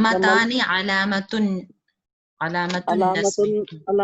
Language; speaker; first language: Arabic; non-native, fluent; Urdu